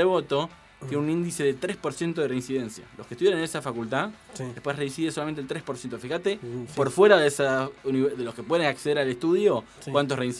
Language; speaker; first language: Spanish; native; Spanish